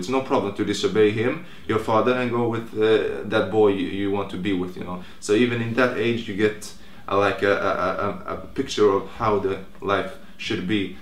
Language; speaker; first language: English; non-native, fluent; Croatian